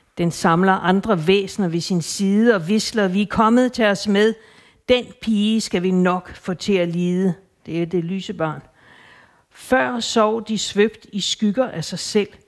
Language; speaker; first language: Danish; native; Danish